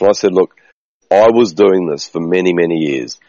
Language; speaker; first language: English; native; English